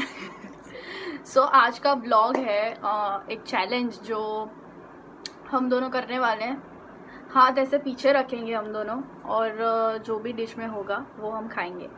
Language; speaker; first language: Hindi; non-native, local second language; Gujarati